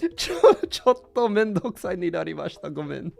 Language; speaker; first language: Japanese; non-native, learner; English